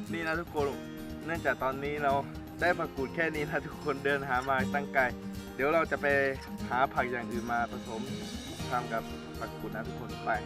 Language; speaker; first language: Thai; non-native, local second language; Akha